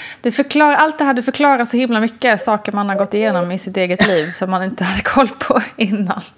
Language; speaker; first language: Swedish; native; Swedish